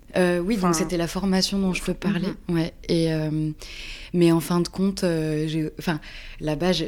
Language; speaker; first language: French; native; French